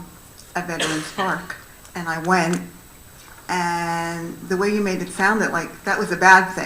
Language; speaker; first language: English; native; English